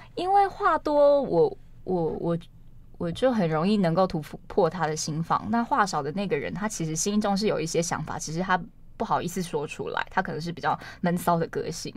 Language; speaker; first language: Chinese; native; Chinese